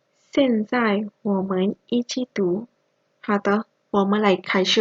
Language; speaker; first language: Chinese; non-native, local second language; Malay